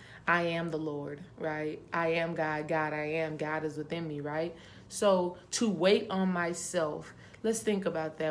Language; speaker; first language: English; native; English